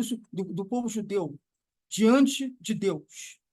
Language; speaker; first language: Portuguese; native; Portuguese